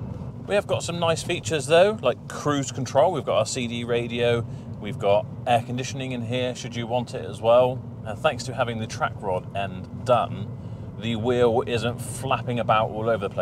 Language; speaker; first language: English; native; English